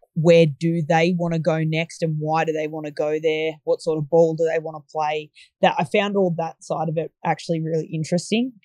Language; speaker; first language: English; native; English